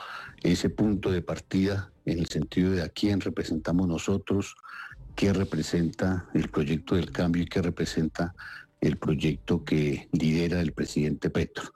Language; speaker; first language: Spanish; native; Spanish